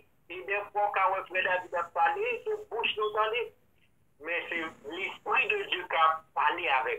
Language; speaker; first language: French; non-native, local second language; Haitian Creole